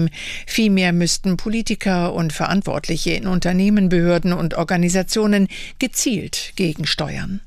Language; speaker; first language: German; native; German